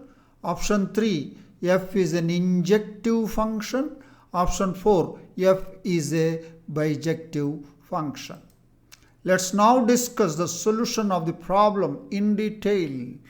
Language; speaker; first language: English; non-native, local second language; Telugu